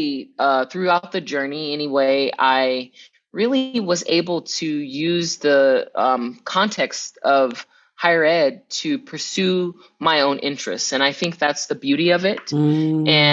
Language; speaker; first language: English; native; English